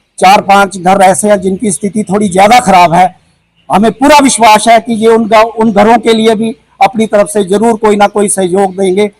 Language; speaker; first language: Hindi; non-native, local second language; Punjabi